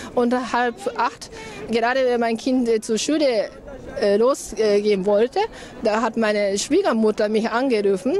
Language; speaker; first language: German; non-native, learner; Japanese